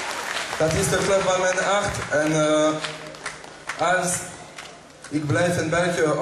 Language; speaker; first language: Dutch; non-native, learner; French